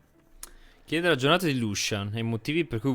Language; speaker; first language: Italian; native; Italian